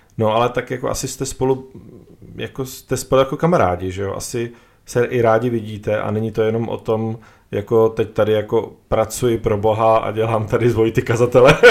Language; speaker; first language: Czech; native; Czech